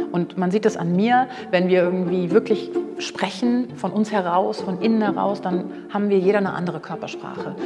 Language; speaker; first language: German; native; German